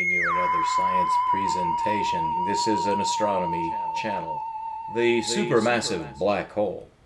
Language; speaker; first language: English; native; English